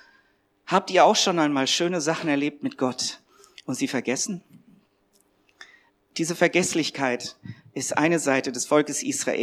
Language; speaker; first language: German; native; German